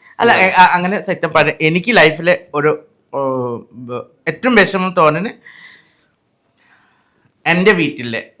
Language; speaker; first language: Malayalam; non-native, local second language; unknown